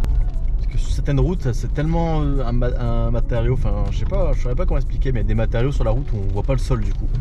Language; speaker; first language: French; native; French